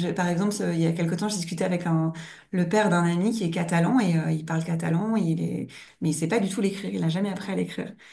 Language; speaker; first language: French; native; French